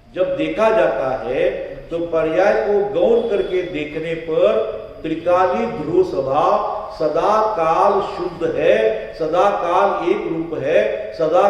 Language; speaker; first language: Hindi; non-native, local second language; Marathi